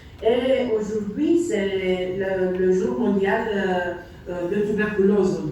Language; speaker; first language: French; non-native, learner; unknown